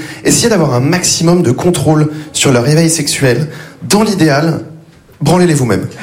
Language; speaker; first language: French; native; French